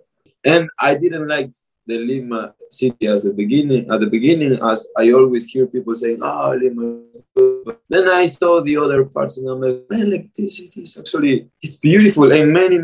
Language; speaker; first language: English; non-native, fluent; Spanish